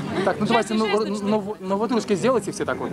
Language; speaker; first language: Russian; native; Russian